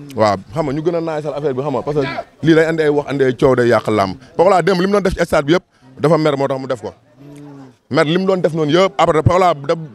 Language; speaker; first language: Wolof; native; Wolof